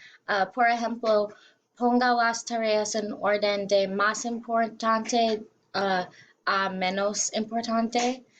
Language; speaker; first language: Spanish; non-native, learner; English